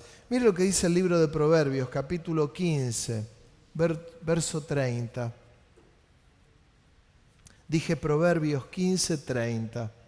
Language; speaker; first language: Spanish; native; Spanish